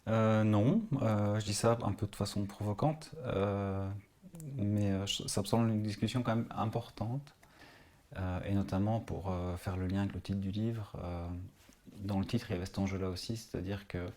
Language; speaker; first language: French; native; French